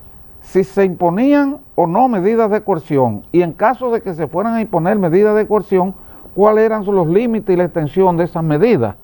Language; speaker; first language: Spanish; native; Spanish